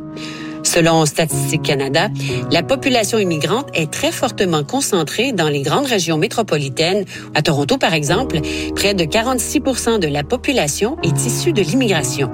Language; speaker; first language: French; native; French